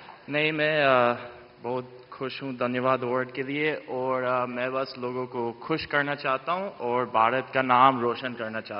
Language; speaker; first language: Hindi; early bilingual, heritage; Hindi